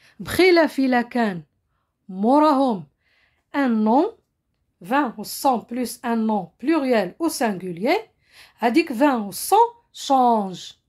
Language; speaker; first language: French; non-native, local second language; Arabic